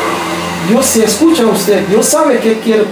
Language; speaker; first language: Spanish; non-native, learner; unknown